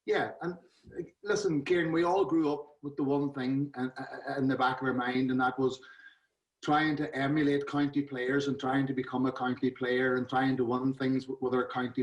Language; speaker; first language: English; native; English